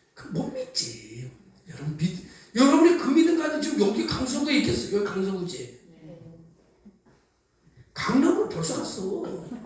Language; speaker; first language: Korean; native; Korean